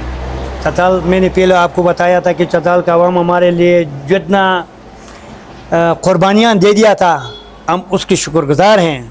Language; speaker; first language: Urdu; non-native, fluent; Persian